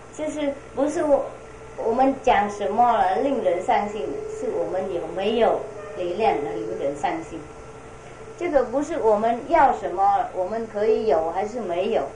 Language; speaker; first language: Chinese; non-native, fluent; Vietnamese